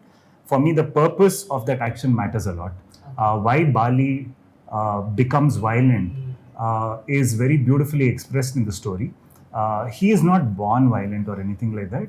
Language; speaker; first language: English; non-native, local second language; Kannada